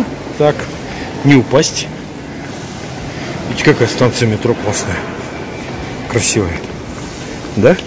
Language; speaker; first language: Russian; native; Russian